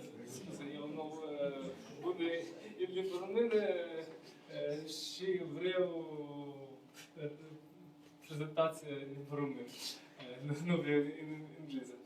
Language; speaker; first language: Romanian; non-native, learner; Ukrainian